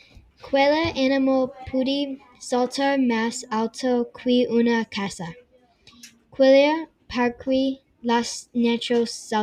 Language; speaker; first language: Spanish; non-native, learner; English